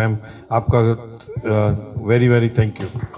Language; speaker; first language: Hindi; non-native, local second language; Gujarati